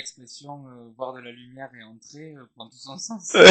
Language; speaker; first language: French; native; French